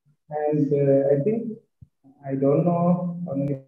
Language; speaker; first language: English; non-native, learner; Malayalam